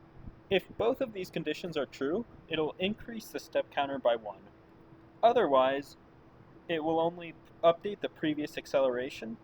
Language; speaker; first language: English; native; English